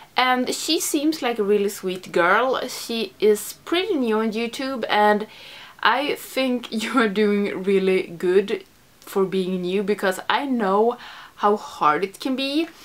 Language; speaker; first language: English; non-native, fluent; Swedish